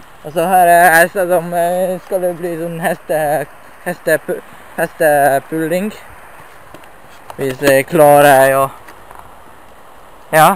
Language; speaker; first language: Swedish; non-native, learner; Norwegian